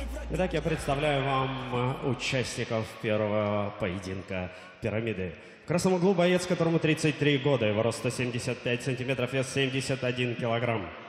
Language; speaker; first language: Russian; native; Russian